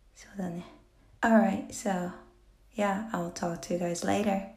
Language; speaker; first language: English; non-native, fluent; Japanese